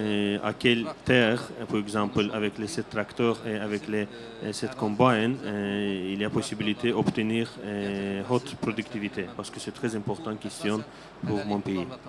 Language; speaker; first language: French; non-native, learner; Azerbaijani